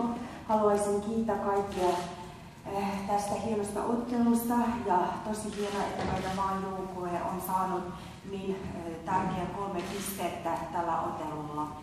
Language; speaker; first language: Finnish; non-native, fluent; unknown